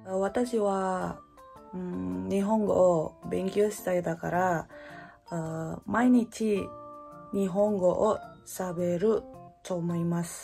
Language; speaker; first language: Japanese; non-native, learner; Indonesian